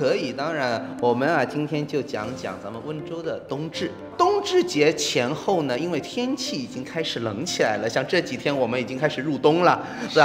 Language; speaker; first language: Chinese; native; Chinese